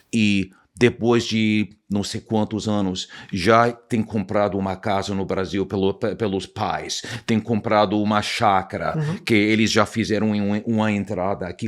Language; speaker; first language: Portuguese; non-native, fluent; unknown